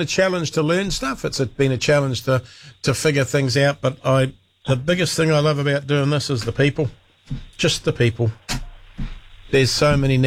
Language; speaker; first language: English; native; English